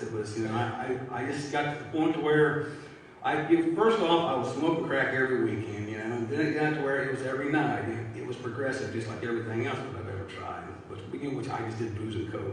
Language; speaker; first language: English; native; English